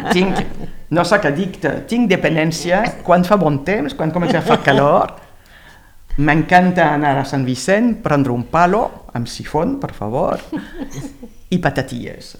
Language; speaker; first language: Catalan; non-native, fluent; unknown